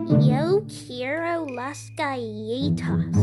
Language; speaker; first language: Spanish; non-native, learner; English